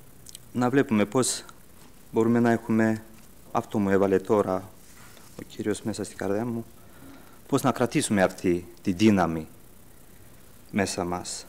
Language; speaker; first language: Greek; early bilingual, heritage; Greek